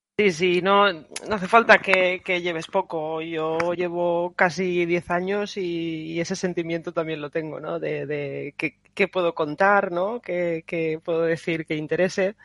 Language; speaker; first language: Spanish; native; Spanish